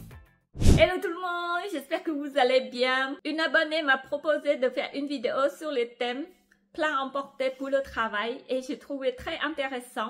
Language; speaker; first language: French; non-native, fluent; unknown